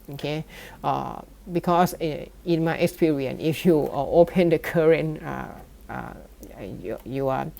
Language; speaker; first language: English; non-native, learner; Thai